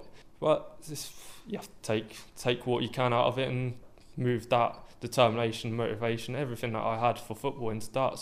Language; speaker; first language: English; native; English